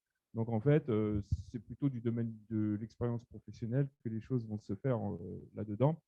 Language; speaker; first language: French; native; French